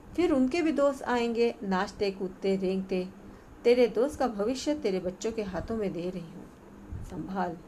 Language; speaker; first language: Hindi; non-native, local second language; Marathi